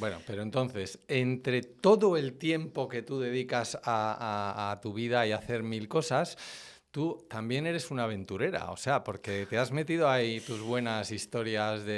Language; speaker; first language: Spanish; native; Spanish